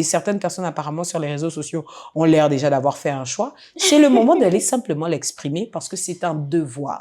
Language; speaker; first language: French; native; French